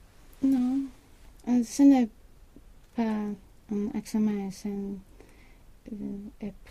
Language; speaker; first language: French; non-native, learner; Swedish